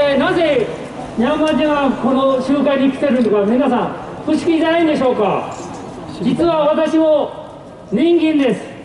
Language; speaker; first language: Japanese; non-native, fluent; Burmese